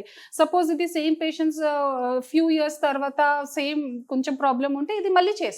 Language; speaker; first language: Telugu; non-native, fluent; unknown